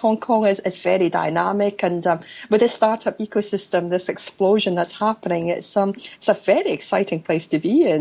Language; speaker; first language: English; native; English